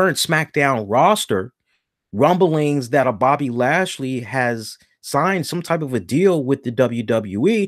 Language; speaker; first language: English; native; English